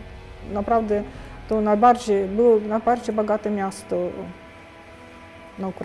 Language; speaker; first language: Polish; non-native, fluent; Russian